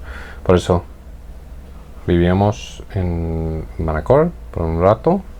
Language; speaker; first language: Spanish; non-native, fluent; English